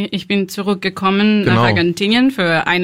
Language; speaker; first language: German; non-native, learner; Spanish